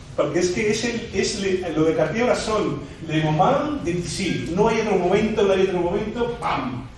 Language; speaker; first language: Spanish; native; Spanish